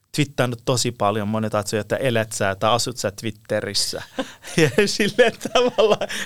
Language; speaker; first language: Finnish; non-native, fluent; Persian